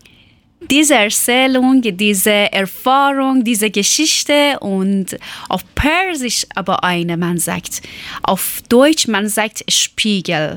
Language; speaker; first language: German; non-native, learner; Persian